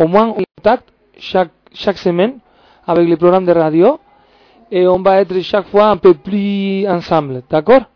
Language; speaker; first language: French; non-native, fluent; Spanish